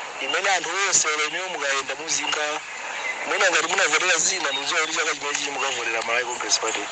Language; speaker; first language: Nyanja; native; Nyanja